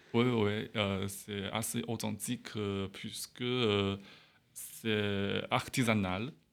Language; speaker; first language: French; non-native, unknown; Chinese